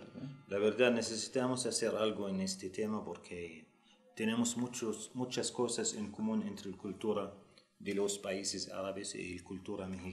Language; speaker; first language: Spanish; non-native, fluent; Arabic